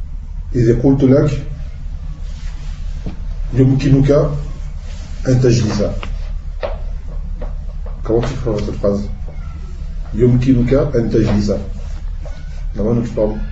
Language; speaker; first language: Arabic; non-native, fluent; French